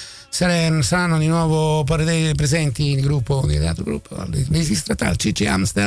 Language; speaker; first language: Italian; native; Italian